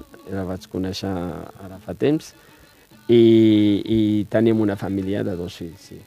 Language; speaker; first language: Catalan; non-native, fluent; Riffian